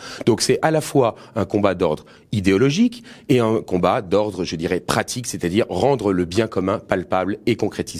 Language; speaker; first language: French; native; French